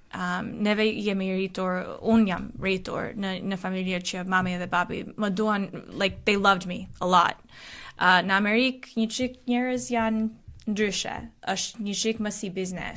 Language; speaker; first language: Albanian; early bilingual, heritage; Albanian